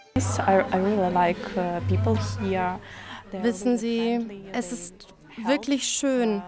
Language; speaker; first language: German; non-native, fluent; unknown